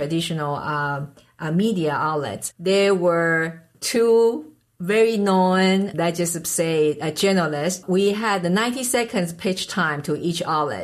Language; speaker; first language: English; non-native, fluent; Chinese